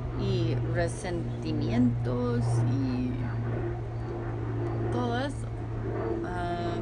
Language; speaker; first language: Spanish; non-native, fluent; English